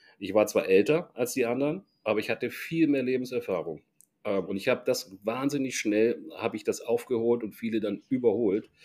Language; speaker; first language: German; native; German